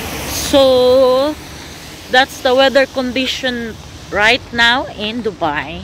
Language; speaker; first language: English; non-native, local second language; Filipino